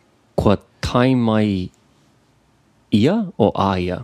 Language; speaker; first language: Māori; non-native, learner; English